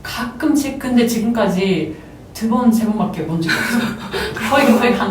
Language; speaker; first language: Korean; non-native, fluent; Japanese